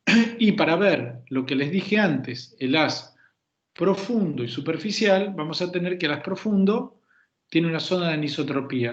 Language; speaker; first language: Spanish; native; Spanish